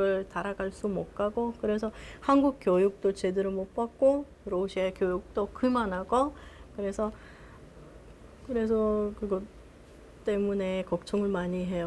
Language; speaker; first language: Korean; non-native, fluent; Russian